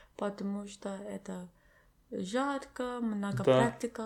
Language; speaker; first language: Russian; non-native, learner; English